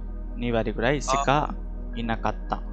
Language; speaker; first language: Japanese; non-native, fluent; Hindi